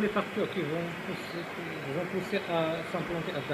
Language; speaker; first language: French; non-native, local second language; Arabic